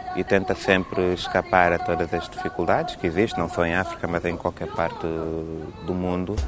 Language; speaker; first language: Portuguese; non-native, fluent; Italian